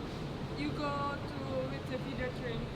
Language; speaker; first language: English; non-native, learner; Indonesian